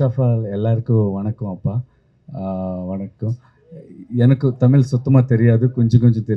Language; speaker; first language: Tamil; non-native, learner; Telugu